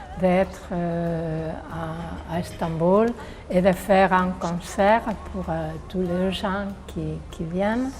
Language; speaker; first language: French; non-native, learner; Spanish